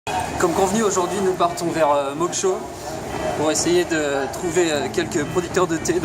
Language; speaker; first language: French; native; French